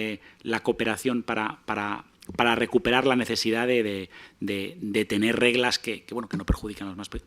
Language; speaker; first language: Spanish; native; Spanish